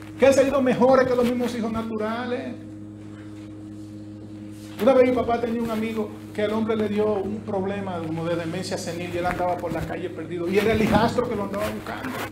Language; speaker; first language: Spanish; native; Spanish